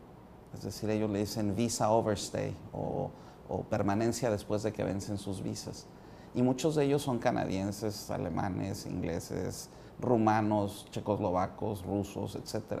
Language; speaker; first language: Spanish; native; Spanish